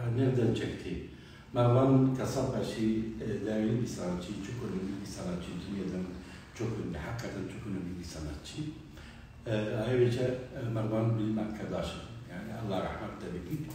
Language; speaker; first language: Turkish; non-native, learner; Arabic